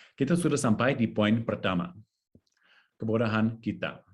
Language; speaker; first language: Indonesian; non-native, learner; English